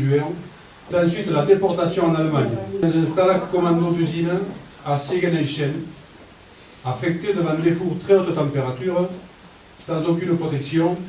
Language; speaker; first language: French; native; French